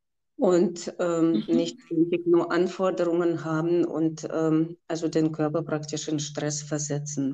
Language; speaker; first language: German; non-native, fluent; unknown